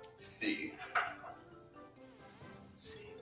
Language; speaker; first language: Spanish; non-native, learner; English